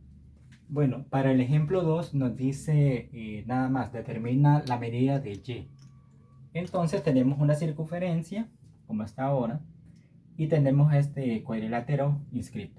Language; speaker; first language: Spanish; native; Spanish